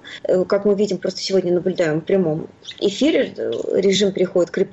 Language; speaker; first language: Russian; native; Russian